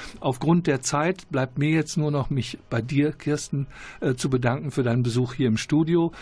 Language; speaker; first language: German; native; German